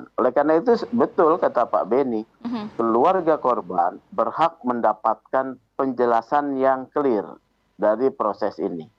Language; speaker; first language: Indonesian; native; Indonesian